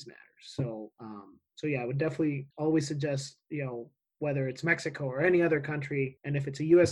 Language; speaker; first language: English; non-native, fluent; Spanish